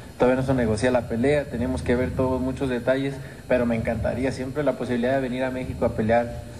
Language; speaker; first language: Spanish; native; Spanish